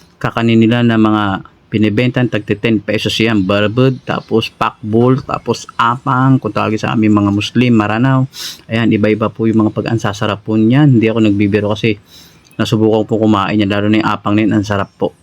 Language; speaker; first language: Filipino; non-native, local second language; Maranao